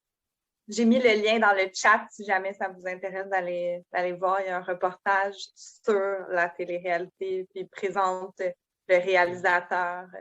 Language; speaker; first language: French; native; French